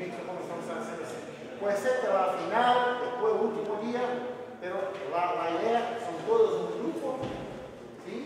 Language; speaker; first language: Spanish; non-native, fluent; Portuguese